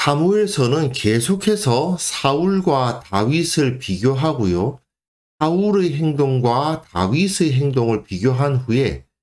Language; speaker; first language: Korean; native; Korean